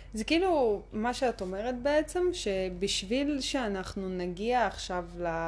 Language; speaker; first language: Hebrew; early bilingual, other home language; Russian